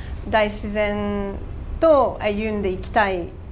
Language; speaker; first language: Japanese; non-native, fluent; English